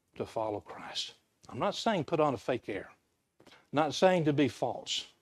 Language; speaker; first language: English; native; English